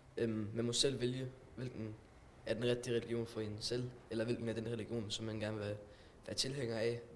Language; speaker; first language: Danish; non-native, local second language; German